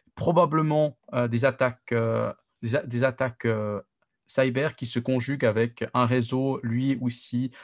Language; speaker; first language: French; native; French